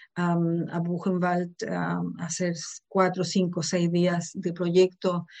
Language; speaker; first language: Spanish; native; Spanish